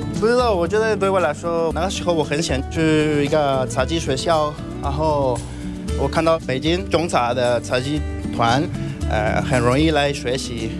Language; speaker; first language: Chinese; non-native, fluent; Spanish